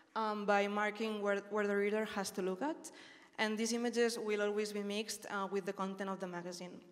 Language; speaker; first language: English; non-native, fluent; Spanish